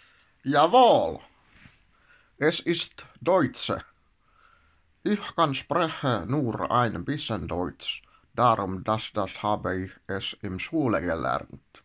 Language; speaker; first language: German; non-native, learner; Finnish